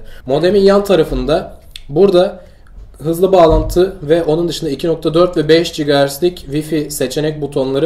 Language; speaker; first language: Turkish; native; Turkish